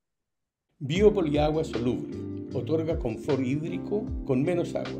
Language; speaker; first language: Spanish; native; Spanish